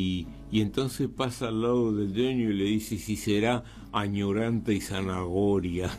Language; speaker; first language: Spanish; native; Spanish